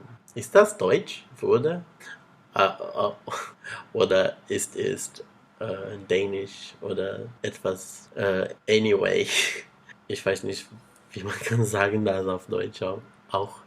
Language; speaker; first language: German; non-native, learner; Portuguese